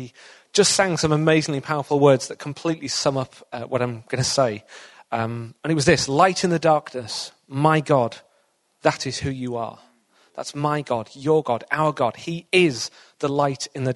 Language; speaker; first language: English; native; English